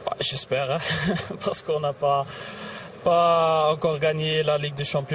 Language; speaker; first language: French; non-native, local second language; Dutch